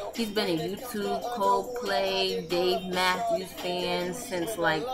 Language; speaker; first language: English; native; English